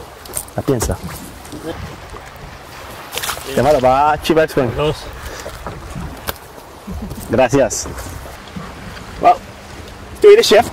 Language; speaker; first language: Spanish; non-native, learner; Dutch